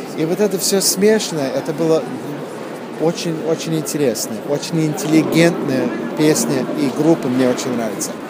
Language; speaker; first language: Russian; early bilingual, heritage; English